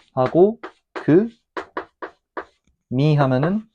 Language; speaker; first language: Korean; native; Korean